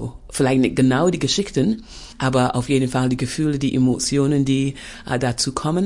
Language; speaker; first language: German; non-native, fluent; English